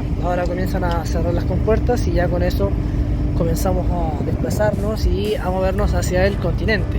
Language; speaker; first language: Spanish; native; Spanish